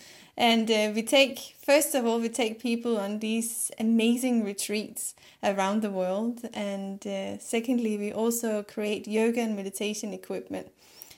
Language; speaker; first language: English; non-native, fluent; Danish